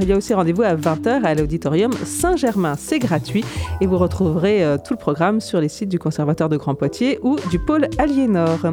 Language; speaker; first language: French; native; French